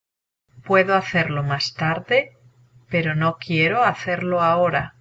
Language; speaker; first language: Spanish; non-native, learner; English